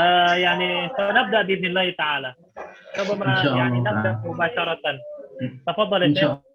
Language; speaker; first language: Arabic; non-native, fluent; Indonesian